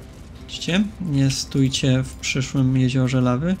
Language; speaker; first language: Polish; native; Polish